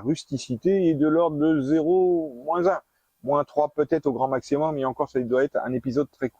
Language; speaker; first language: French; native; French